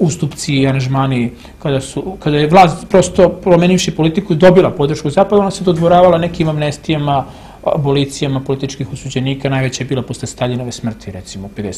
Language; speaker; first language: Serbian; native; Serbian